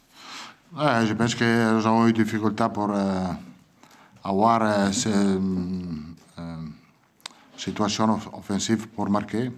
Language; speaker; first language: French; non-native, learner; Italian